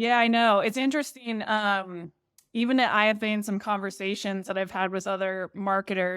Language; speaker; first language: English; native; English